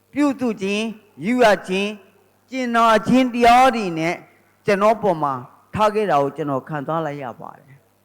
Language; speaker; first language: Burmese; native; Burmese